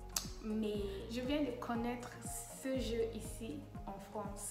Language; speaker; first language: French; non-native, fluent; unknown